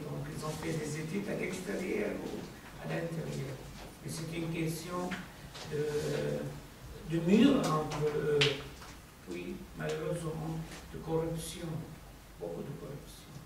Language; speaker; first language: French; non-native, fluent; Arabic